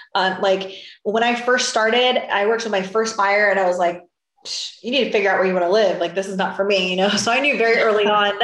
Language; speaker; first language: English; native; English